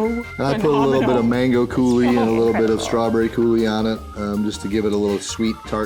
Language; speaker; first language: English; native; English